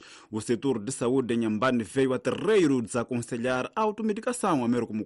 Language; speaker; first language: Portuguese; native; Portuguese